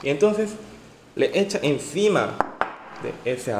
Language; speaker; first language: Spanish; non-native, learner; Korean